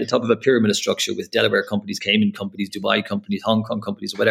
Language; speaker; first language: English; native; English